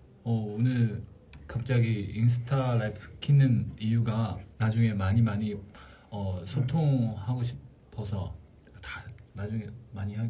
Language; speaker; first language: Korean; non-native, fluent; Chinese